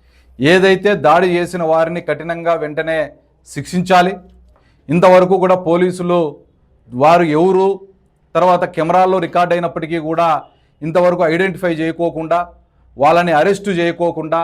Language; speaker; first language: Telugu; native; Telugu